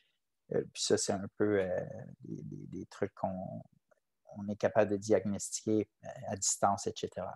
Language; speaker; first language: French; native; French